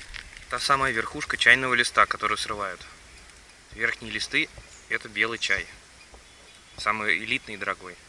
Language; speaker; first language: Russian; native; Russian